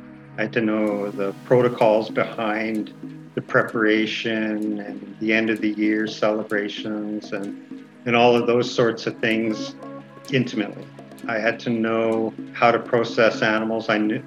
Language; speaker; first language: English; native; English